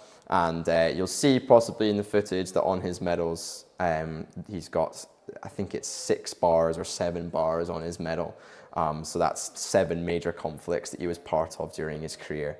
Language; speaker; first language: English; native; English